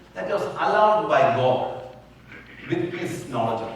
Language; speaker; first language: English; non-native, local second language; Malayalam